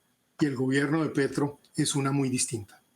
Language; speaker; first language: Spanish; native; Spanish